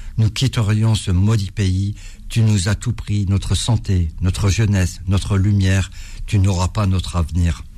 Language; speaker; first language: French; early bilingual, other home language; Arabic